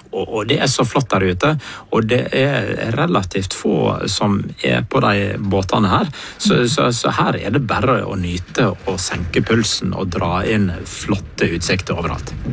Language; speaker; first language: Norwegian; native; Norwegian